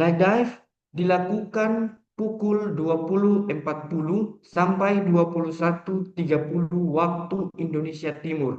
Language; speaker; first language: Indonesian; native; Indonesian